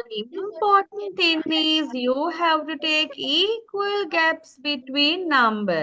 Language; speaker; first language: English; non-native, local second language; Sinhala